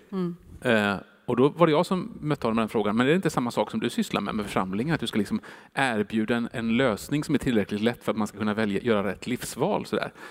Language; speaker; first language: Swedish; native; Swedish